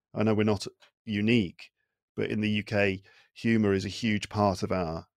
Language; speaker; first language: English; native; English